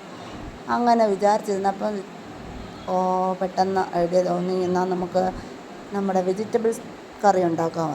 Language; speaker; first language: Malayalam; native; Malayalam